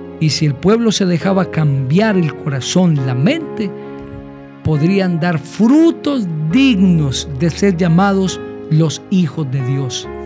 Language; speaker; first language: Spanish; native; Spanish